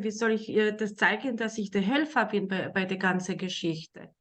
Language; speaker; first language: German; non-native, learner; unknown